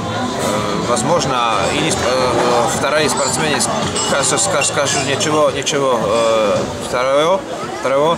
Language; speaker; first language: Russian; non-native, learner; Slovak